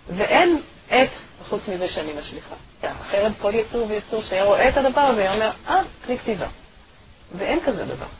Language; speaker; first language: Hebrew; native; Hebrew